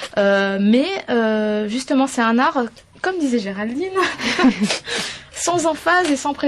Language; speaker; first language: French; native; French